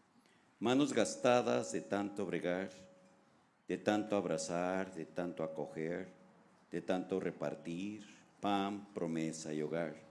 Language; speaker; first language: Spanish; native; Spanish